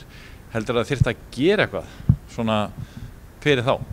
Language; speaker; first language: Icelandic; native; Icelandic